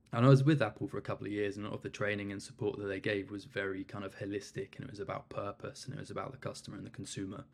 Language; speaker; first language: English; native; English